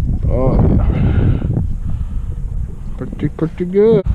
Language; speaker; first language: English; native; English